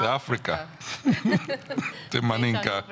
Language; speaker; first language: Romanian; non-native, fluent; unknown